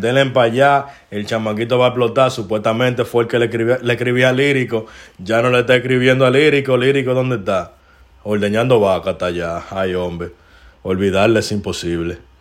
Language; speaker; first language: Spanish; early bilingual, heritage; Spanish